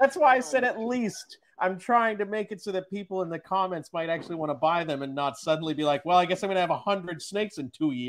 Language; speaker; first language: English; native; English